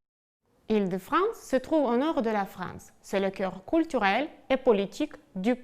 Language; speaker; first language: French; non-native, fluent; Ukrainian